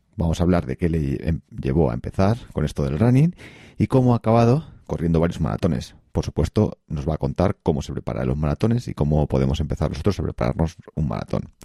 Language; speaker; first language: Spanish; native; Spanish